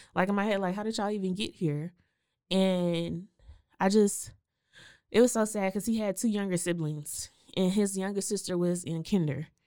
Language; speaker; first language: English; native; English